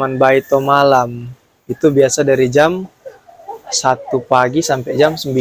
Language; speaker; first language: Indonesian; native; Indonesian